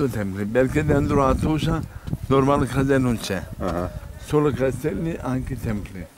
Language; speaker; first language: Italian; non-native, learner; Turkish